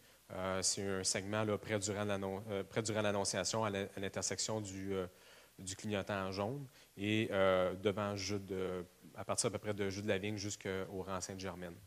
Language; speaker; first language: French; native; French